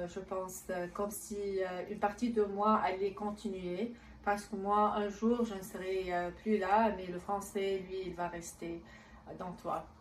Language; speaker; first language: French; non-native, local second language; Arabic